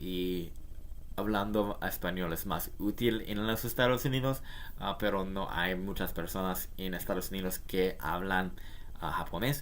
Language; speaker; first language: Spanish; non-native, learner; English